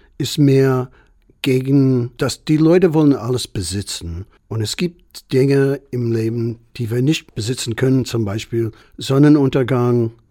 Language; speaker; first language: German; non-native, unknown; English